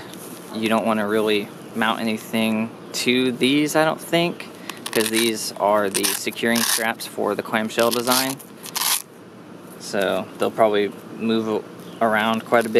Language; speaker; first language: English; native; English